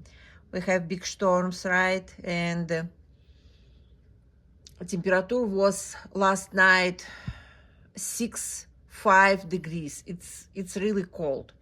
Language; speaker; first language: English; non-native, learner; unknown